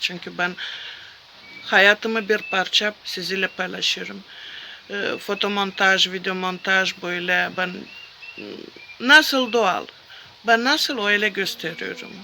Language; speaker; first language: Turkish; non-native, learner; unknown